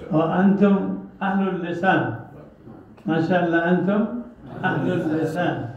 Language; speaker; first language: Arabic; non-native, fluent; Urdu